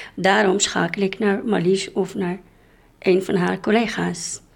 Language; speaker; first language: Dutch; non-native, fluent; Arabic